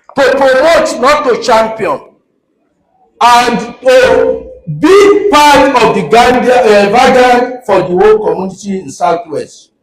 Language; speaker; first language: English; non-native, local second language; Yoruba